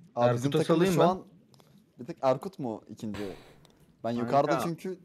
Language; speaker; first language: Turkish; native; Turkish